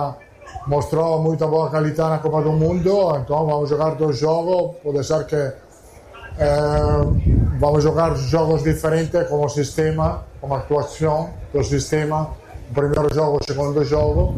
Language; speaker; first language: Portuguese; non-native, fluent; Italian